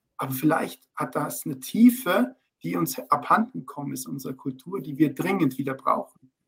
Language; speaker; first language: German; early bilingual, heritage; German